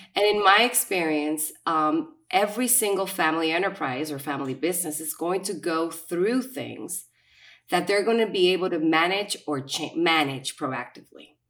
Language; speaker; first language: English; non-native, fluent; Spanish